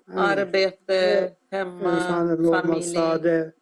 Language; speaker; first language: Swedish; non-native, fluent; Persian